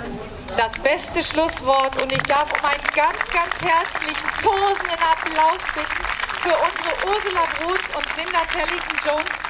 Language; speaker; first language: German; native; German